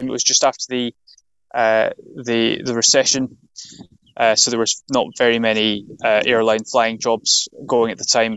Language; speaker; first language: English; native; English